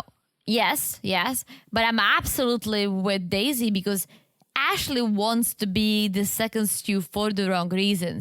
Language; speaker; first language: English; native; English